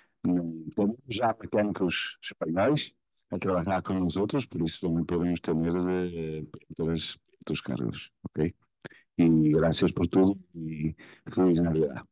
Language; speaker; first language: Spanish; non-native, fluent; Portuguese